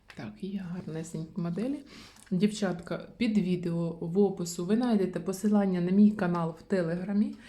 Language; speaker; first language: Ukrainian; non-native, local second language; Russian